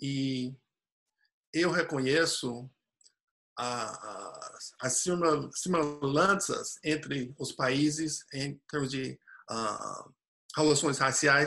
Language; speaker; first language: Portuguese; non-native, fluent; English